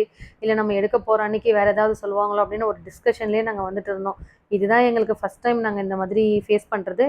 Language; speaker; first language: Tamil; native; Tamil